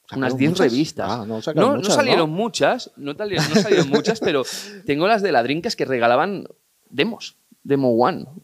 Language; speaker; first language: Spanish; native; Spanish